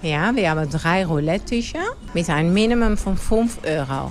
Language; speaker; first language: German; non-native, learner; Dutch